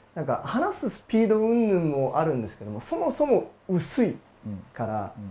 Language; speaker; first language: Japanese; native; Japanese